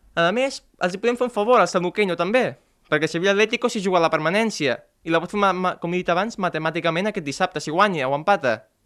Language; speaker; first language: Catalan; native; Catalan